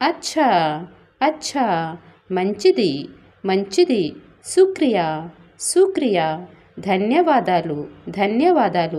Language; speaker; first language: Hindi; non-native, local second language; Odia